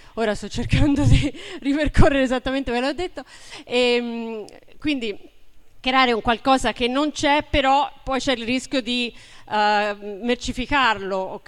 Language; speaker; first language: Italian; native; Italian